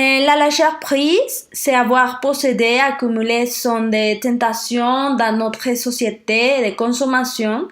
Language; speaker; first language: French; non-native, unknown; Spanish